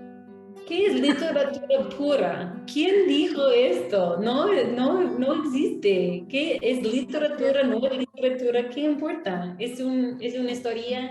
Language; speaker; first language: Spanish; non-native, fluent; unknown